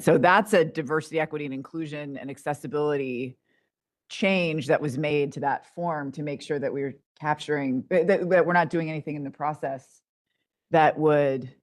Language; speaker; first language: English; native; English